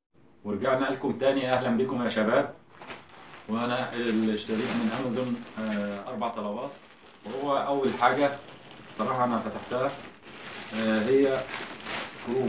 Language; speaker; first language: Arabic; native; Arabic